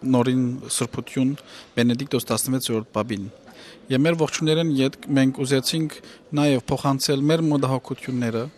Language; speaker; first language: Armenian; native; Armenian